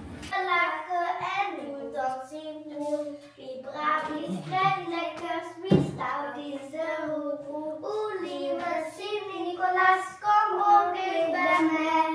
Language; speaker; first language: Dutch; early bilingual, other home language; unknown